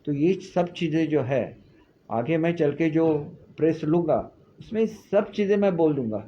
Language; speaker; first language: Hindi; non-native, local second language; Marathi